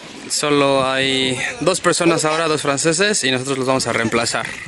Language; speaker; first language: Spanish; native; Spanish